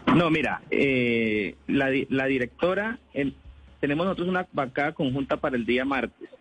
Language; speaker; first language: Spanish; native; Spanish